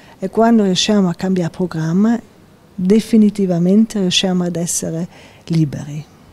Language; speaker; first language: Italian; non-native, local second language; German